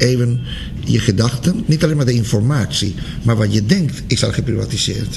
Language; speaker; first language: Dutch; non-native, fluent; Spanish